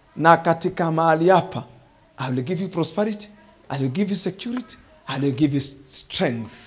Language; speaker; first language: English; non-native, local second language; Swahili